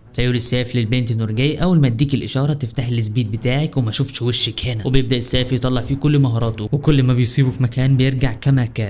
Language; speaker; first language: Arabic; native; Arabic